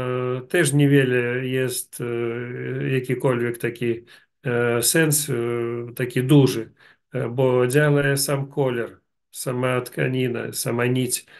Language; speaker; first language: Polish; non-native, learner; Russian